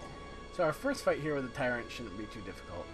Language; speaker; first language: English; native; English